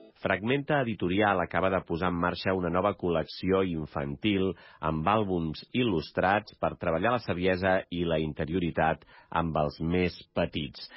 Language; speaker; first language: Catalan; native; Catalan